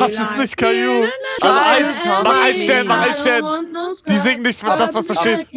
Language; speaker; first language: German; native; German